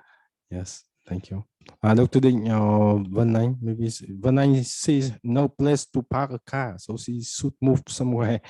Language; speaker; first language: English; non-native, fluent; Vietnamese